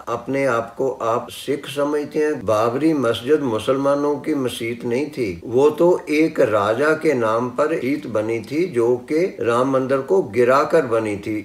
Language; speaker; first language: Hindi; non-native, local second language; Punjabi